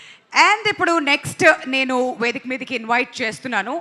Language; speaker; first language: Telugu; native; Telugu